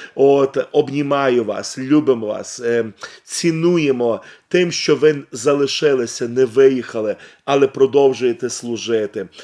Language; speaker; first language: Ukrainian; native; Ukrainian